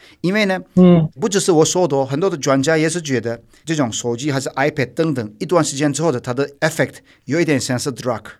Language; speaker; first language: Chinese; non-native, fluent; Turkish